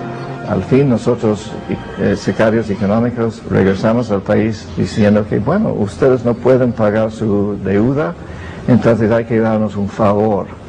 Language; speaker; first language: Spanish; non-native, fluent; English